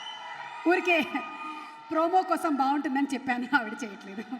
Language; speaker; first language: Telugu; native; Telugu